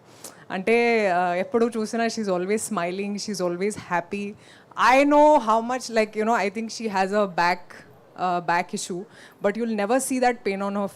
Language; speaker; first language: Telugu; non-native, local second language; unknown